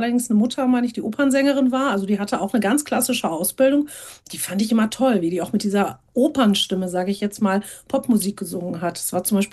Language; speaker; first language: German; native; German